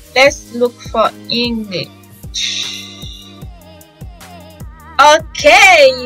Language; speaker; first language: English; non-native, fluent; French